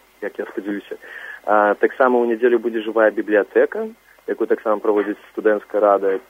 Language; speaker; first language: Belarusian; non-native, local second language; Russian